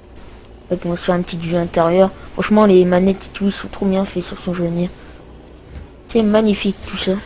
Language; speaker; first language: French; native; French